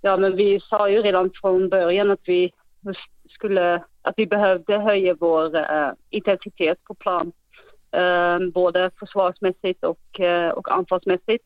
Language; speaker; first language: Swedish; non-native, fluent; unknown